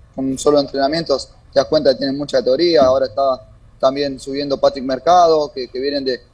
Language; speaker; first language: Spanish; native; Spanish